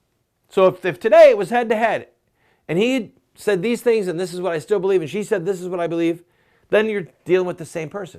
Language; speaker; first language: English; native; English